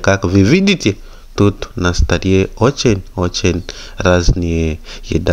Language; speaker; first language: Russian; non-native, fluent; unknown